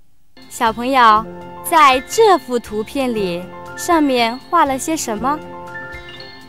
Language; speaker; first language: Chinese; native; Chinese